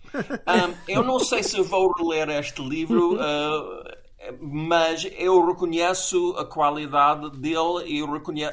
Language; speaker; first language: Portuguese; non-native, fluent; English